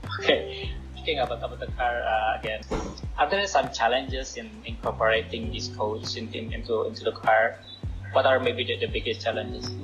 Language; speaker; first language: English; non-native, learner; Indonesian